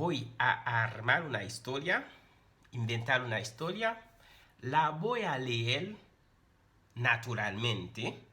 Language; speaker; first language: Spanish; non-native, fluent; Haitian Creole